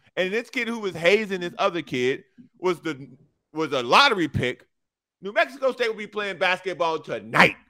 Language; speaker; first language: English; native; English